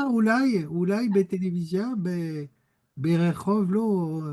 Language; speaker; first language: Hebrew; non-native, learner; French